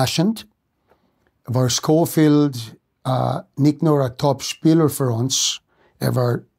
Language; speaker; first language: German; non-native, fluent; English